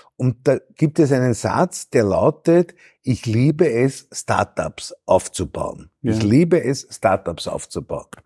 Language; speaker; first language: German; native; German